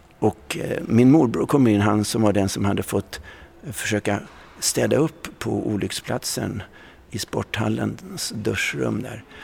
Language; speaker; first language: Swedish; native; Swedish